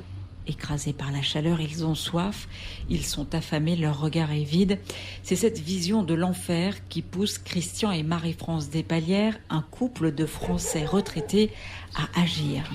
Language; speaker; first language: French; native; French